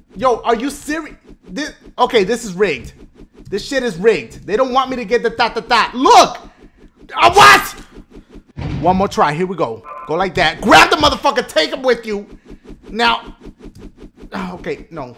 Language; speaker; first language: English; native; English